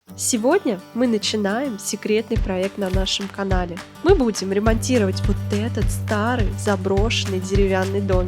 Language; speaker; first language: Russian; native; Russian